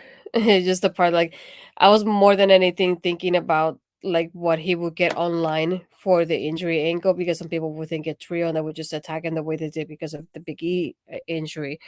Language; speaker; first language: English; native; English